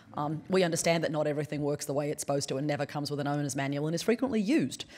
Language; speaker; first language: English; native; English